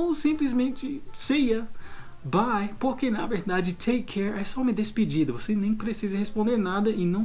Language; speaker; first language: Portuguese; non-native, fluent; English